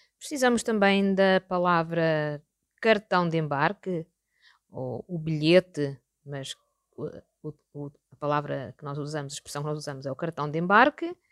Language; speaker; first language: Portuguese; native; Portuguese